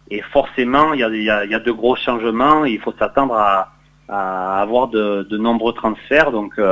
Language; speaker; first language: French; native; French